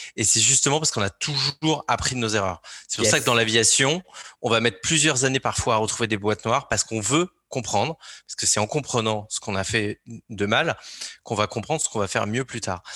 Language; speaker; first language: French; native; French